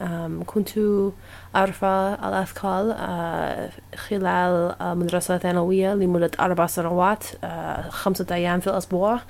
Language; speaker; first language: Arabic; non-native, learner; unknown